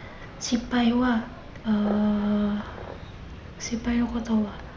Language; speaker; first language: Japanese; non-native, learner; Indonesian